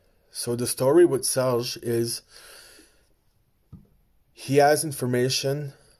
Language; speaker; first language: English; early bilingual, other home language; French